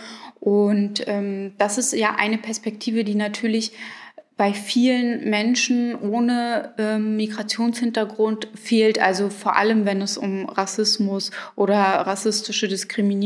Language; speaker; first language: German; early bilingual, other home language; Arabic